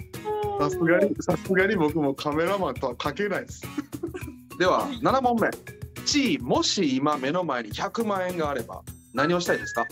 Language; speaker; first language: Japanese; native; Japanese